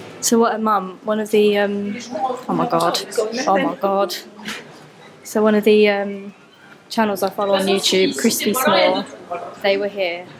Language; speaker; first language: English; native; English